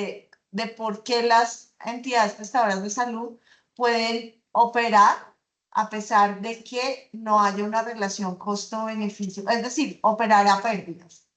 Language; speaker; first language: Spanish; native; Spanish